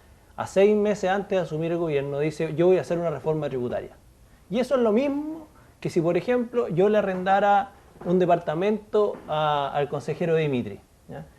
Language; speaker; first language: Spanish; native; Spanish